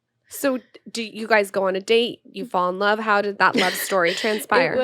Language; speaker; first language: English; native; English